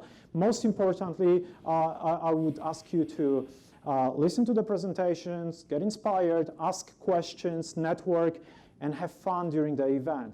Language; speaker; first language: English; non-native, fluent; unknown